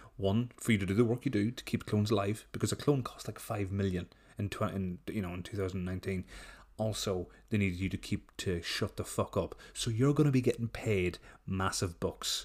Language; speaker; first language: English; native; English